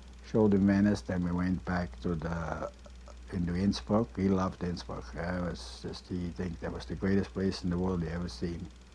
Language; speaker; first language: English; non-native, fluent; German